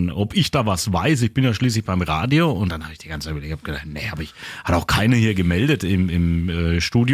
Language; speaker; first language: German; native; German